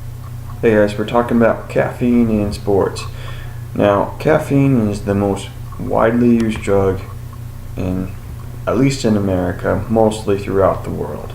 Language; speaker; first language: English; native; English